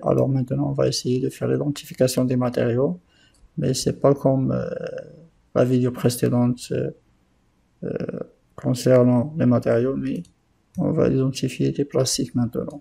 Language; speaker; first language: French; non-native, local second language; Arabic